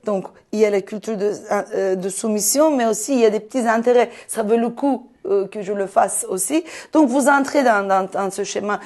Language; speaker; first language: French; non-native, fluent; Turkish